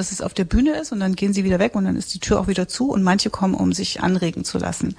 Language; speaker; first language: German; native; German